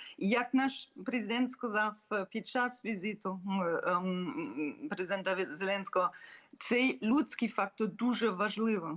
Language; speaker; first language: Ukrainian; non-native, fluent; German